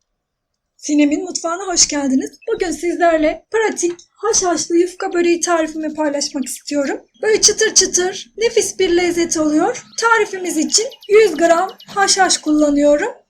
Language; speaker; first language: Turkish; native; Turkish